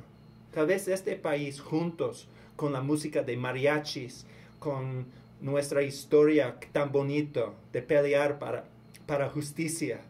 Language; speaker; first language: Spanish; non-native, learner; English